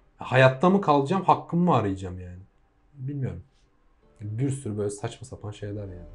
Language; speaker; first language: Turkish; native; Turkish